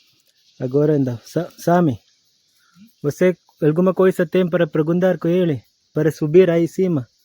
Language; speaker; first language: Portuguese; non-native, learner; Malayalam